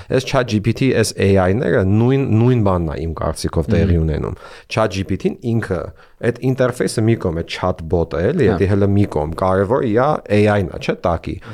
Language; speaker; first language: Armenian; early bilingual, heritage; Armenian